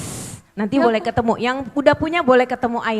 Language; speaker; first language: Indonesian; native; Indonesian